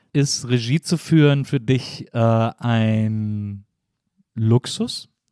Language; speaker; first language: German; native; German